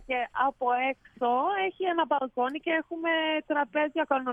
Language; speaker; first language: Greek; early bilingual, heritage; Greek